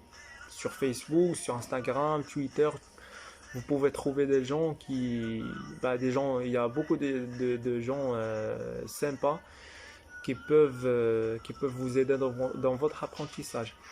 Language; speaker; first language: French; non-native, fluent; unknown